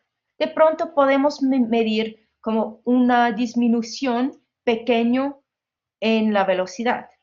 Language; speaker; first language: Spanish; non-native, fluent; English